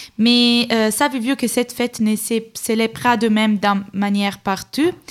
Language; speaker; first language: French; non-native, fluent; Italian